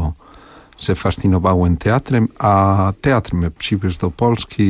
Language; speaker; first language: Polish; non-native, fluent; Spanish